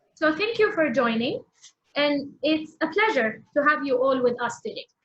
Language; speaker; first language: English; non-native, fluent; Arabic